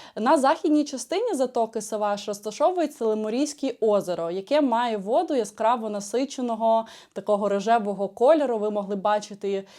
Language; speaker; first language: Ukrainian; native; Ukrainian